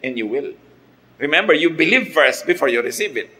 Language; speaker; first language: English; non-native, local second language; Filipino